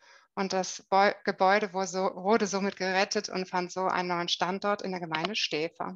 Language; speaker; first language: German; native; German